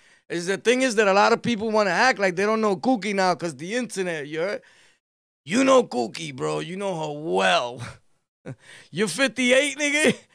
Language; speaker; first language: English; early bilingual, other home language; Spanish